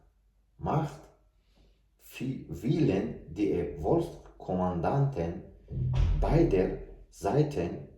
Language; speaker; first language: German; non-native, learner; Tajik